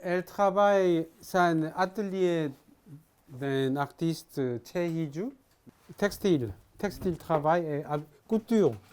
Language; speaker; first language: French; non-native, fluent; Korean